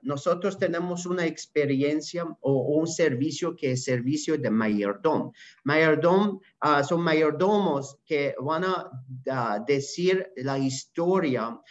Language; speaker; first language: Spanish; non-native, learner; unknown